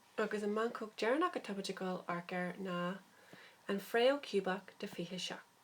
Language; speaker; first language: Irish; native; Irish